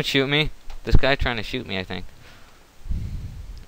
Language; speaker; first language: English; native; English